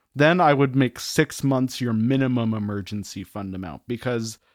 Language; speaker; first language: English; native; English